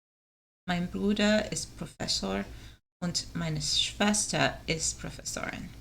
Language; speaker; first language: German; non-native, learner; English